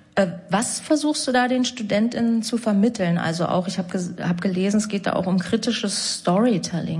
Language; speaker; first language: German; native; German